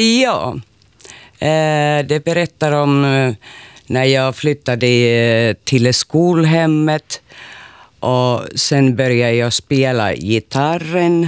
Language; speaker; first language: Swedish; non-native, local second language; Finnish